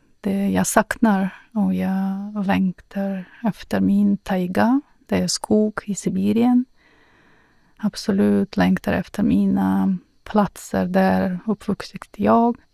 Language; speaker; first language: Swedish; non-native, learner; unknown